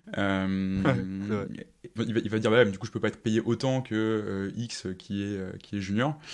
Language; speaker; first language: French; native; French